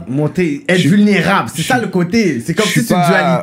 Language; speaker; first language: French; native; French